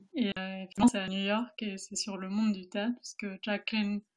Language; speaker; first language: French; early bilingual, other home language; Spanish